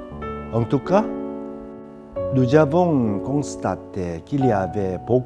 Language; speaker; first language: French; non-native, fluent; Korean